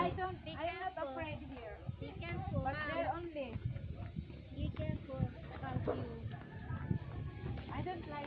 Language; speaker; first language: English; non-native, learner; Czech